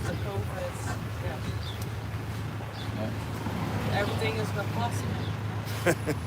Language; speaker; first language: English; non-native, learner; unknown